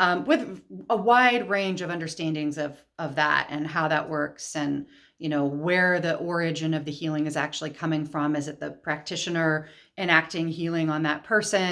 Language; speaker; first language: English; native; English